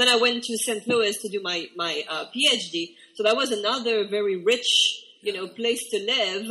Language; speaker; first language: English; non-native, fluent; French